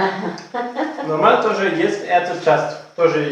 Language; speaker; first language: Russian; non-native, learner; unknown